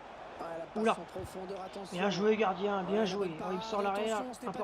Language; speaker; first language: French; native; French